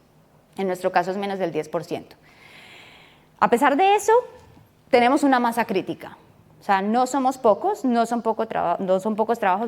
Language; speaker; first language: Spanish; native; Spanish